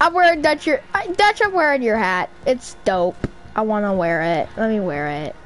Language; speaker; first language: English; native; English